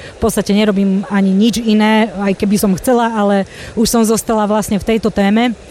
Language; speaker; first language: Slovak; native; Slovak